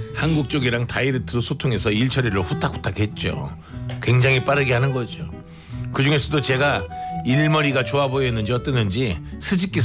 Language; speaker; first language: Korean; native; Korean